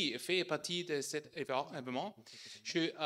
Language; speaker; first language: French; non-native, fluent; German